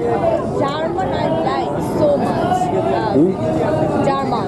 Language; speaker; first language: English; non-native, learner; Bangla